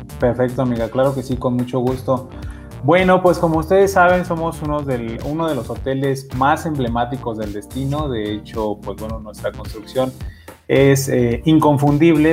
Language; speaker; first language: Spanish; native; Spanish